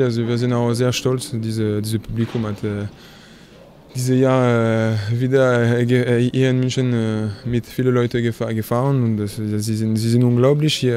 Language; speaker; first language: German; non-native, fluent; French